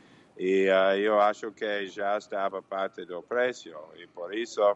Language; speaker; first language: Portuguese; non-native, fluent; English